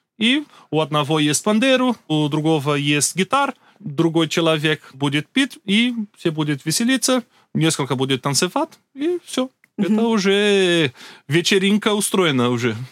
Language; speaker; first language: Russian; non-native, learner; Portuguese